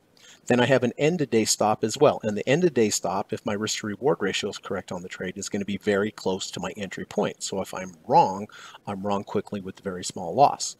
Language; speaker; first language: English; native; English